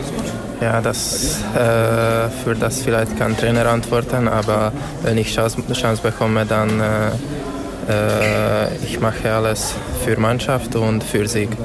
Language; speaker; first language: German; non-native, learner; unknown